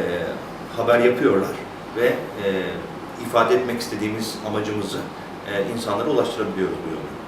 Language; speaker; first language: Turkish; native; Turkish